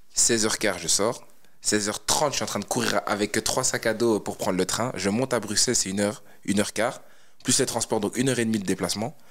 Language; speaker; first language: French; native; French